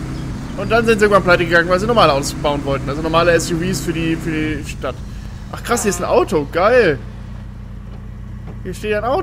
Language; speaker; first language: German; native; German